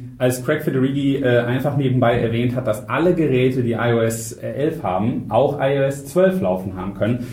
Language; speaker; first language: German; native; German